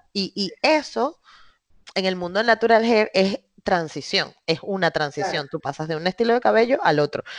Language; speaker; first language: Spanish; native; Spanish